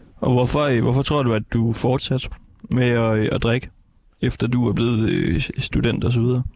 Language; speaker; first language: Danish; native; Danish